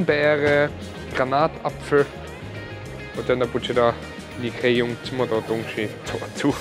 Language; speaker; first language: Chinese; non-native, fluent; German